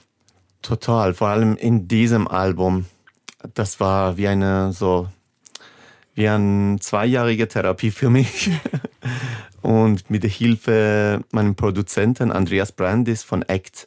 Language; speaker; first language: German; non-native, fluent; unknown